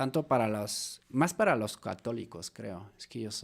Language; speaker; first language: Spanish; native; Spanish